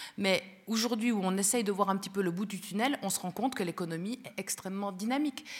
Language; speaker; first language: French; early bilingual, other home language; Spanish